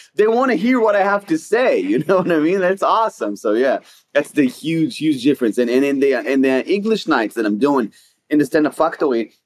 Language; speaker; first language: English; non-native, fluent; Hebrew